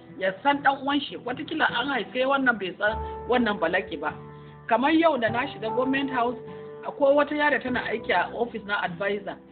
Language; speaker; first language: Hausa; non-native, local second language; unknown